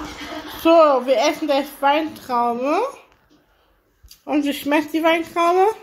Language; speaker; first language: German; early bilingual, other home language; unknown